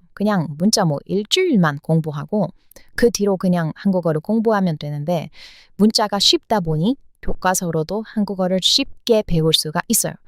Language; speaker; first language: Korean; non-native, fluent; English